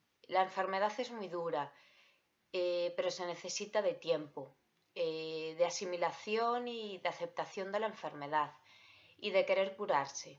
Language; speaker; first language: Spanish; native; Spanish